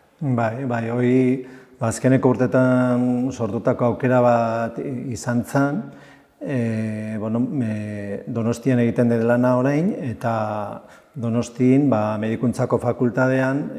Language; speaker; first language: Basque; native; Basque